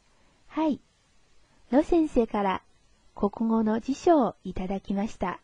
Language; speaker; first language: Japanese; non-native, fluent; Chinese